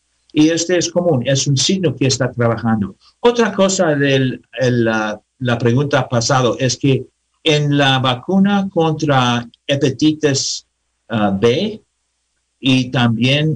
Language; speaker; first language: Spanish; non-native, learner; English